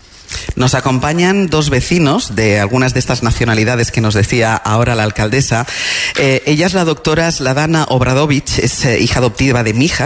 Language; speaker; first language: Spanish; native; Spanish